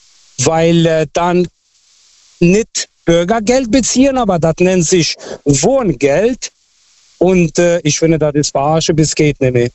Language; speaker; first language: German; non-native, fluent; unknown